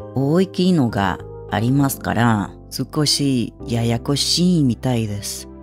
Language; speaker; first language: Japanese; non-native, learner; Spanish